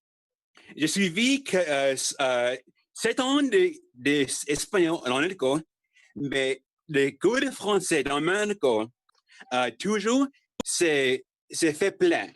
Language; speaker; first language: French; non-native, learner; English